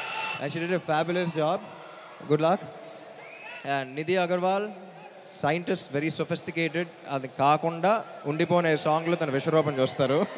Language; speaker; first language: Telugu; native; Telugu